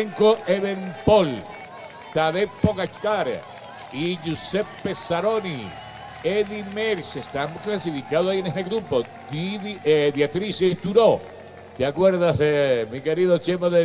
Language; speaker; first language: Spanish; native; Spanish